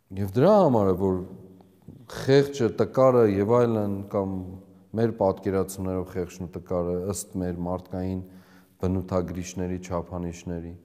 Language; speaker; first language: Armenian; native; Armenian